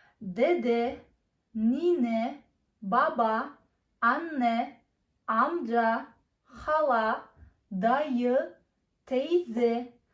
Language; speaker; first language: Turkish; non-native, fluent; Kazakh